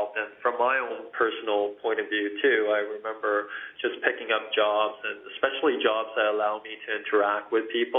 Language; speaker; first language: English; early bilingual, other home language; Chinese